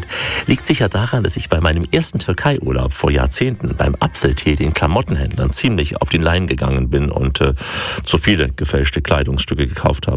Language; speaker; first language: German; native; German